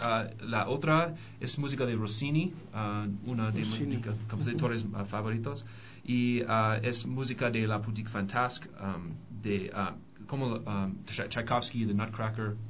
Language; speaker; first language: Spanish; non-native, learner; English